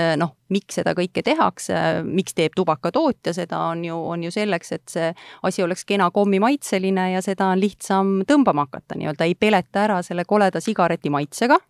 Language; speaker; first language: Estonian; native; Estonian